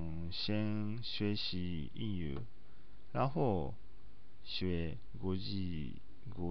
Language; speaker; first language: Chinese; non-native, learner; Japanese